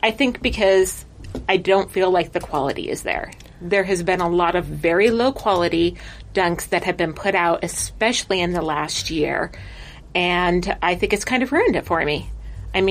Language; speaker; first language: English; native; English